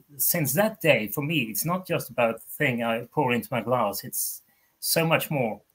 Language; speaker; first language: English; non-native, fluent; Swedish